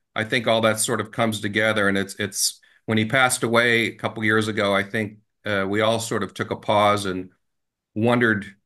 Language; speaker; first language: English; native; English